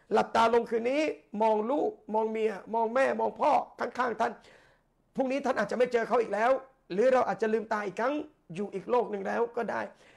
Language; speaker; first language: Thai; non-native, local second language; Malay